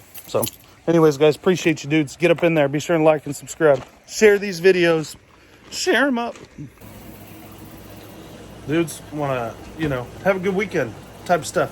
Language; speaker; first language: English; native; English